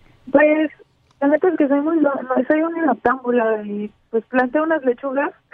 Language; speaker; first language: Spanish; early bilingual, heritage; Spanish